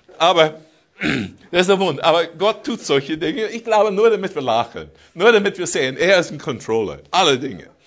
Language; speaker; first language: German; non-native, fluent; English